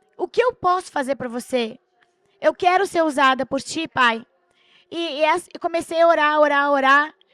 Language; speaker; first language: Portuguese; early bilingual, heritage; Portuguese